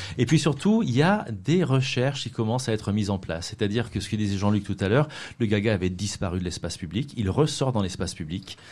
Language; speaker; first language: French; native; French